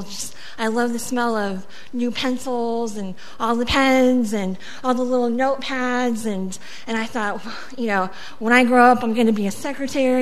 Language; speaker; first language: English; early bilingual, other home language; Spanish